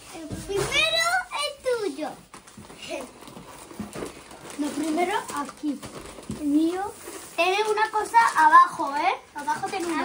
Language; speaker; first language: Spanish; early bilingual, other home language; Bangla